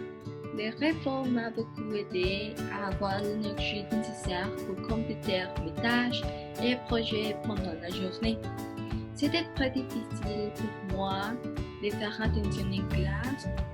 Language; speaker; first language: French; non-native, learner; Spanish